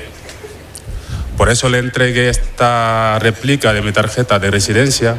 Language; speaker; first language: Spanish; non-native, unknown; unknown